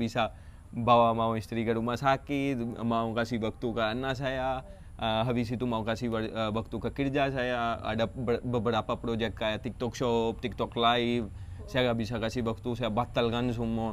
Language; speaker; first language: Indonesian; non-native, fluent; Urdu